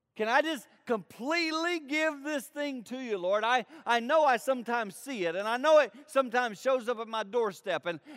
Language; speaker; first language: English; native; English